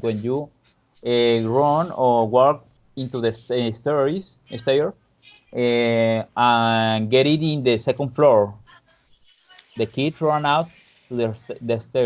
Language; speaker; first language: English; non-native, fluent; Spanish